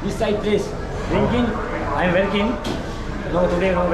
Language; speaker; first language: English; non-native, learner; Sinhala